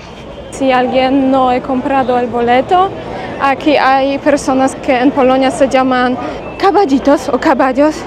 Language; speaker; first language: Spanish; non-native, fluent; Polish